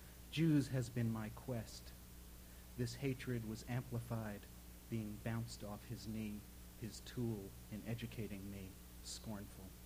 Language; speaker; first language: English; native; English